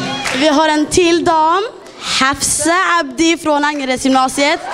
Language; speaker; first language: Swedish; early bilingual, other home language; Somali